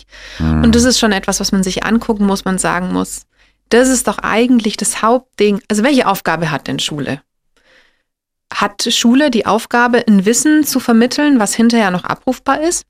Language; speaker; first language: German; native; German